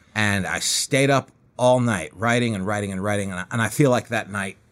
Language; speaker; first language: English; native; English